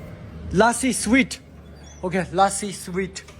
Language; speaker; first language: English; non-native, learner; Chinese